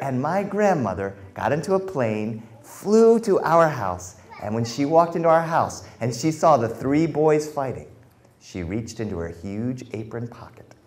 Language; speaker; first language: English; early bilingual, other home language; Spanish